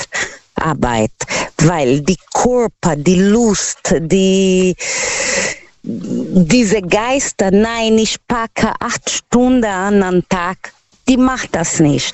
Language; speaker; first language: German; non-native, learner; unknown